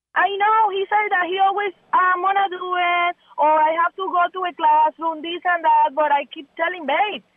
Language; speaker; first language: English; non-native, learner; Spanish